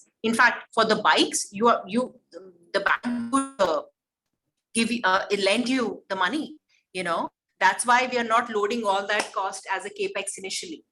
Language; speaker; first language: English; non-native, local second language; Hindi